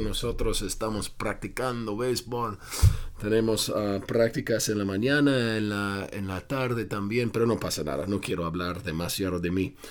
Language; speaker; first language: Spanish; non-native, fluent; English